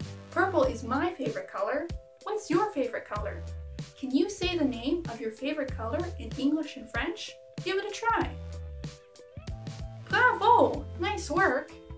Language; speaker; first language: English; native; English